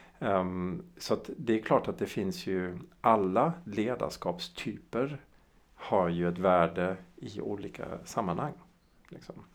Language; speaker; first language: Swedish; early bilingual, heritage; Swedish